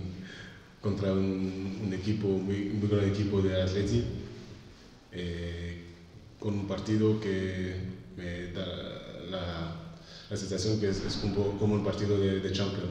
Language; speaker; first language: Spanish; non-native, fluent; French